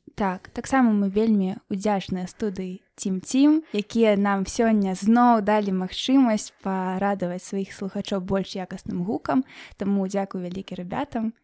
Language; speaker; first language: Belarusian; native; Belarusian